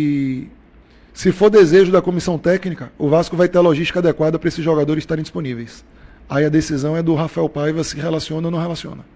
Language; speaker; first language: Portuguese; native; Portuguese